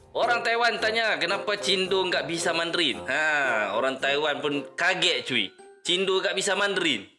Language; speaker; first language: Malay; native; Malay